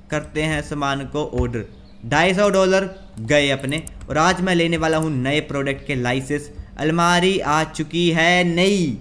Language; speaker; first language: Hindi; native; Hindi